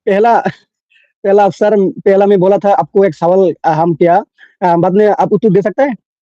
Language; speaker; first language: Hindi; non-native, local second language; Bangla